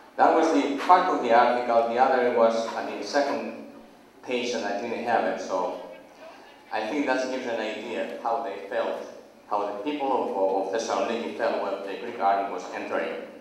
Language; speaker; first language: English; non-native, fluent; Greek